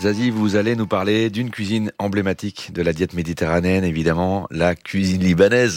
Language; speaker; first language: French; native; French